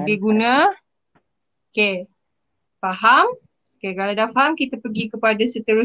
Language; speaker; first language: Malay; native; Malay